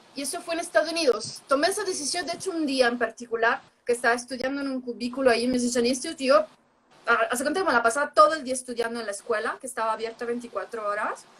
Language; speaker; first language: Spanish; non-native, fluent; Italian